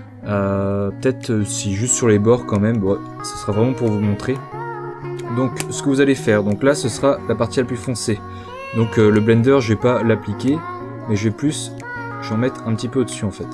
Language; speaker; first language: French; native; French